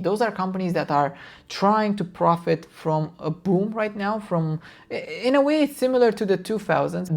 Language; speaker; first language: English; non-native, fluent; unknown